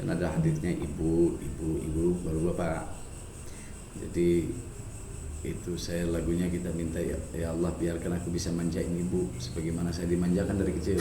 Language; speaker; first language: Indonesian; non-native, fluent; English